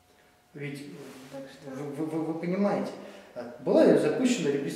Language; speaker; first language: Russian; native; Russian